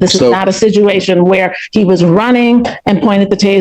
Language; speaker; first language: English; native; English